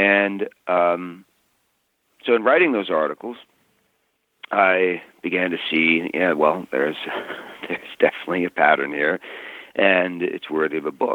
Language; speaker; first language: English; native; English